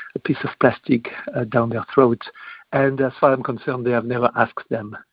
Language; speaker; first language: English; non-native, fluent; French